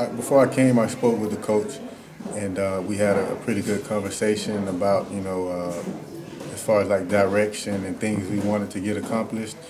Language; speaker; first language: English; native; English